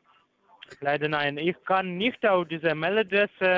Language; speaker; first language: German; non-native, learner; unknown